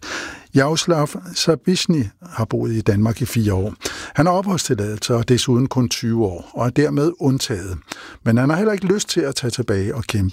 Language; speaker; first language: Danish; native; Danish